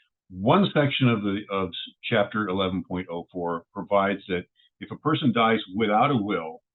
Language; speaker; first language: English; native; English